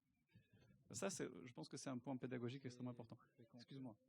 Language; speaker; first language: French; native; French